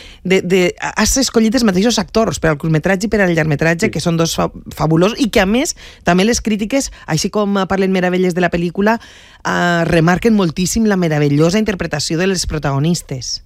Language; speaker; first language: Catalan; native; Catalan